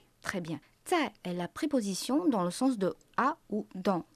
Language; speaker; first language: French; non-native, fluent; Chinese